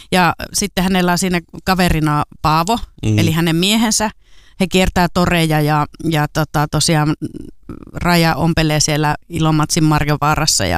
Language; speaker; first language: Finnish; native; Finnish